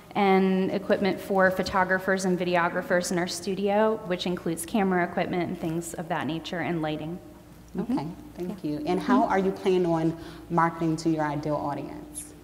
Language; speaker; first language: English; native; English